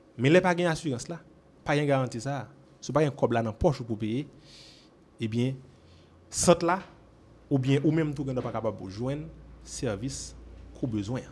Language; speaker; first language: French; non-native, local second language; Haitian Creole